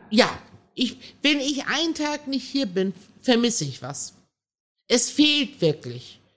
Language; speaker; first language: German; early bilingual, other home language; Persian